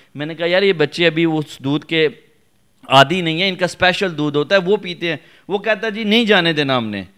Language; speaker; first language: Urdu; non-native, local second language; Punjabi